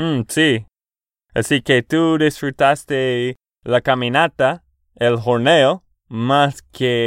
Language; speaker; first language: Spanish; non-native, fluent; English